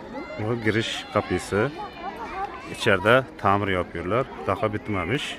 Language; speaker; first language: Turkish; non-native, learner; Uzbek